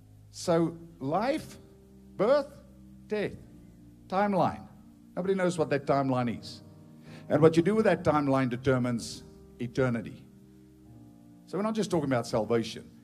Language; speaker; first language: English; non-native, local second language; Afrikaans